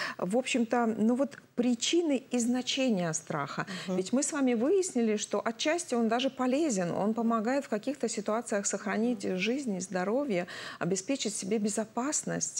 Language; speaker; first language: Russian; native; Russian